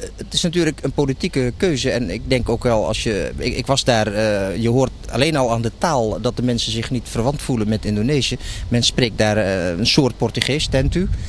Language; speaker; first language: Dutch; early bilingual, other home language; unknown